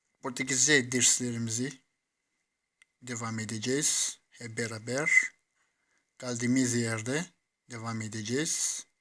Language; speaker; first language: Turkish; non-native, fluent; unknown